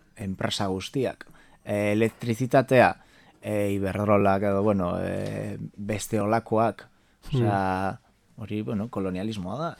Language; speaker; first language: Basque; non-native, local second language; Galician